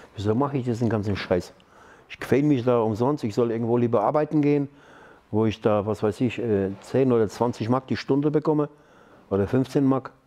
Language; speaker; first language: German; non-native, fluent; Polish